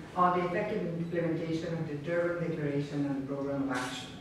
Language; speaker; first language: English; non-native, fluent; Spanish